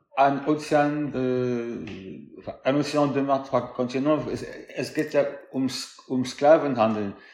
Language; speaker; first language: German; non-native, fluent; French